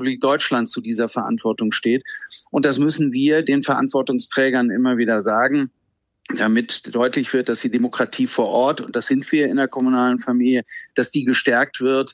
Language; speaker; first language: German; native; German